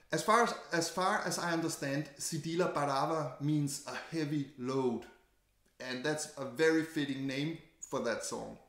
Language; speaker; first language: English; non-native, fluent; Danish